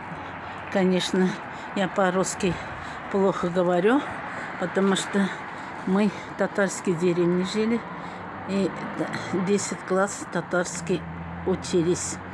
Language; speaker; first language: Russian; non-native, local second language; Tatar